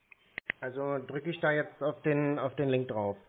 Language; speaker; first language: German; native; German